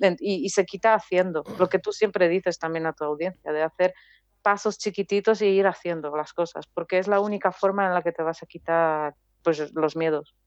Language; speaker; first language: Spanish; non-native, fluent; Polish